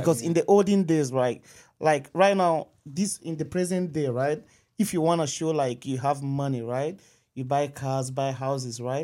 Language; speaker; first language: English; non-native, local second language; Igbo